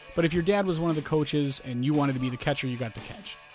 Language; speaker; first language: English; native; English